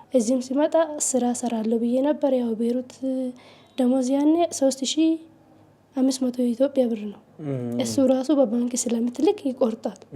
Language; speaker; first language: Amharic; non-native, local second language; Oromo